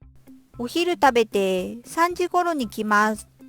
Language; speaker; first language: Japanese; non-native, fluent; Korean